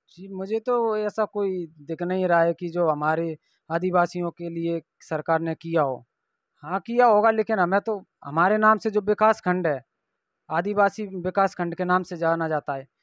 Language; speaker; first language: Hindi; native; Hindi